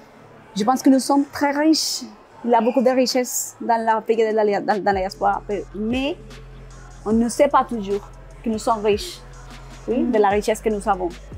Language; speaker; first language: French; non-native, learner; Spanish